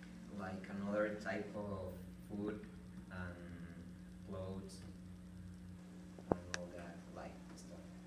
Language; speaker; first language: English; non-native, learner; Spanish